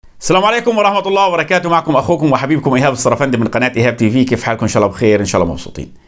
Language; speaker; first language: Arabic; native; Arabic